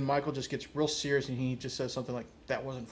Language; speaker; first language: English; native; English